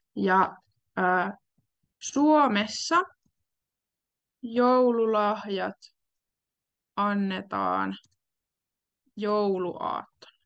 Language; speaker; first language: Finnish; native; Finnish